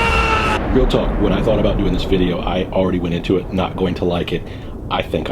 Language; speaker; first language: English; native; English